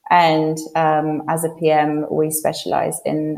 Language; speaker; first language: English; non-native, fluent; Polish